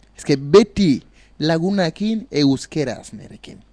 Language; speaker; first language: Basque; non-native, learner; Wolof